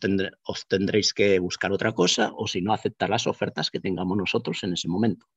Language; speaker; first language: Spanish; native; Spanish